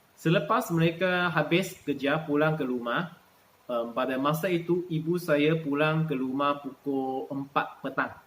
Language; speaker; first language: Malay; non-native, local second language; Chinese